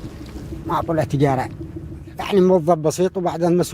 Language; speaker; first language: Arabic; native; Arabic